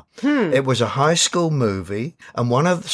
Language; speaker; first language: English; native; English